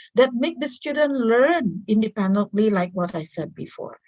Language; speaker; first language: English; non-native, fluent; Indonesian